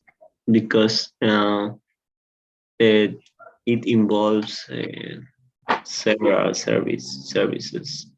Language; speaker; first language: English; non-native, learner; Spanish